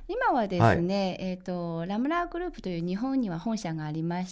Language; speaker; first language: Japanese; non-native, fluent; Chinese